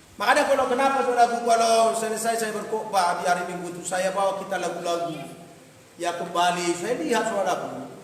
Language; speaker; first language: Indonesian; non-native, local second language; Batak Toba